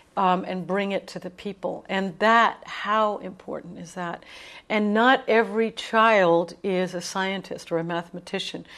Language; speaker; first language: English; native; English